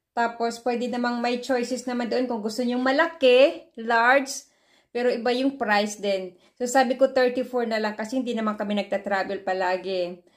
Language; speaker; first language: Filipino; native; Filipino